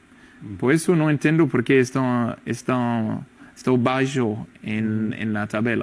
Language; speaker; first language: Portuguese; non-native, learner; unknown